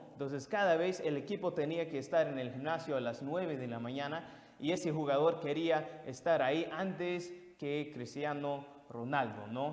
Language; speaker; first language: Spanish; non-native, fluent; English